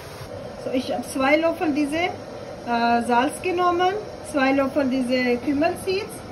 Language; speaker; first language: German; non-native, learner; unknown